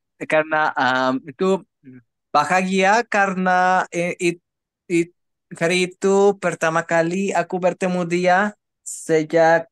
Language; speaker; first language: Indonesian; non-native, learner; Spanish